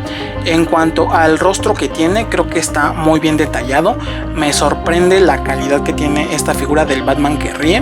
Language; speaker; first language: Spanish; native; Spanish